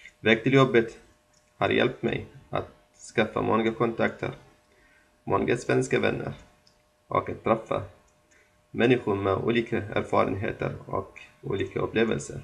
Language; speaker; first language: Swedish; non-native, local second language; Arabic